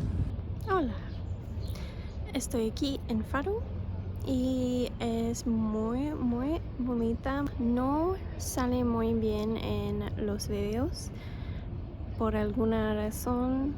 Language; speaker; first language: Spanish; non-native, fluent; English